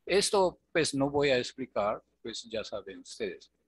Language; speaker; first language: Spanish; non-native, fluent; Japanese